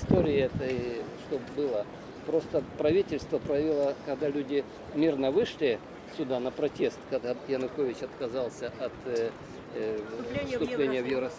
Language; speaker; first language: Russian; native; Russian